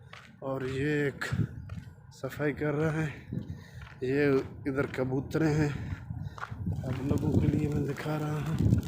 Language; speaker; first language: Hindi; non-native, local second language; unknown